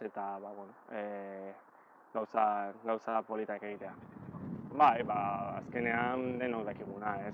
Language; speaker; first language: Basque; non-native, local second language; Spanish